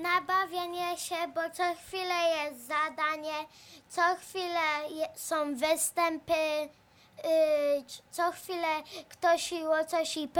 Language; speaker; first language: Polish; early bilingual, heritage; Polish